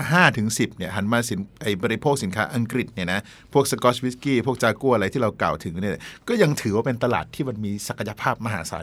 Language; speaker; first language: Thai; native; Thai